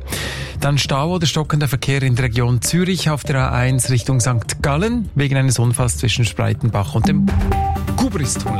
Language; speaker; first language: German; native; German